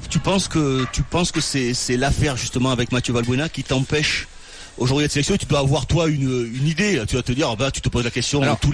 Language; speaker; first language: French; native; French